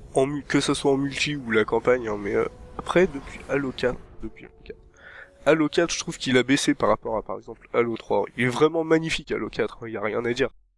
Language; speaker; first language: French; native; French